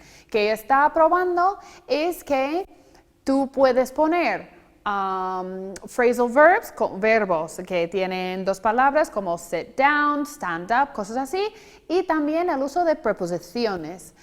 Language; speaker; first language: Spanish; non-native, fluent; English